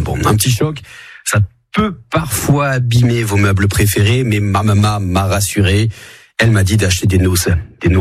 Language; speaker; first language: French; native; French